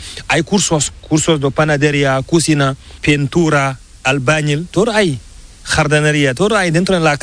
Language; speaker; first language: Spanish; non-native, learner; Fula